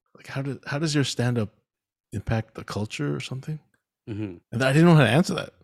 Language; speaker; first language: English; early bilingual, other home language; Filipino